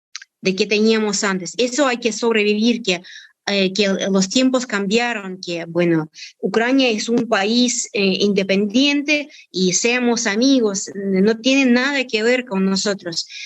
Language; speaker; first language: Spanish; non-native, fluent; Russian